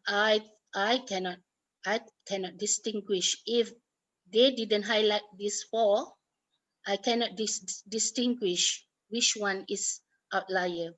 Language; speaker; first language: English; non-native, local second language; Malay